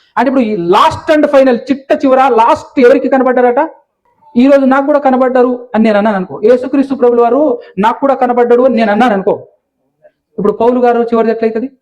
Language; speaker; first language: Telugu; non-native, local second language; Lambadi